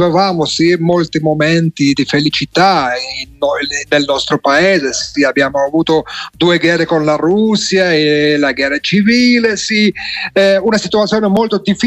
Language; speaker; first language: Italian; non-native, fluent; Georgian